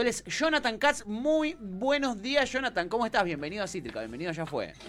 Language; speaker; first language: Spanish; native; Spanish